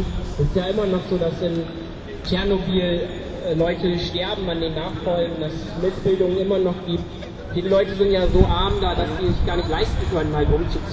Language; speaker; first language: German; native; German